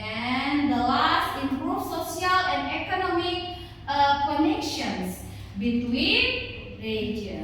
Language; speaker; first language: English; non-native, learner; Indonesian